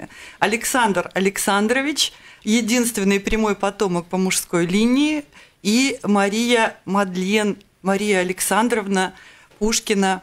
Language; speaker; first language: Russian; native; Russian